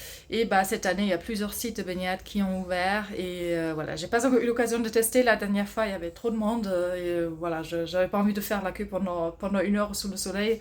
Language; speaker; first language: French; non-native, fluent; German